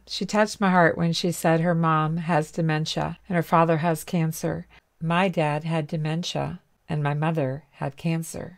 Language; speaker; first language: English; native; English